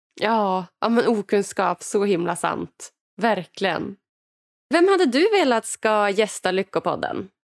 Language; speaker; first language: Swedish; native; Swedish